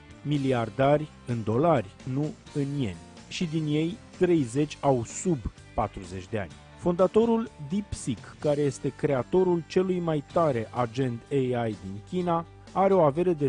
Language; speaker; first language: Romanian; native; Romanian